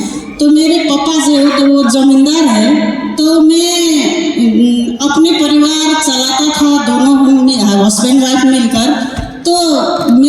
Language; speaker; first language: Hindi; non-native, learner; Nepali